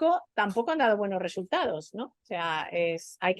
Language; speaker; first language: Spanish; native; Spanish